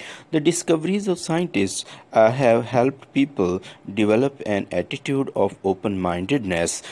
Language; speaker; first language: English; non-native, local second language; Urdu